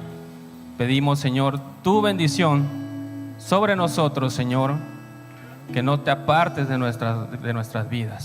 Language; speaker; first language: Spanish; native; Spanish